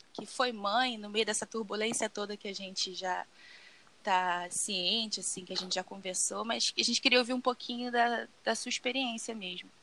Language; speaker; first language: Portuguese; native; Portuguese